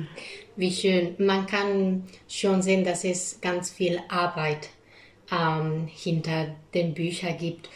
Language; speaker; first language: German; non-native, fluent; Spanish